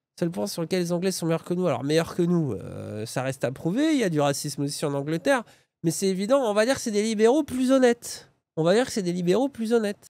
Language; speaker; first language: French; native; French